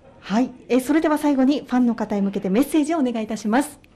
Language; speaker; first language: Japanese; native; Japanese